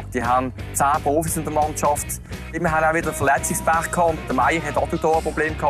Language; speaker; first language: German; native; German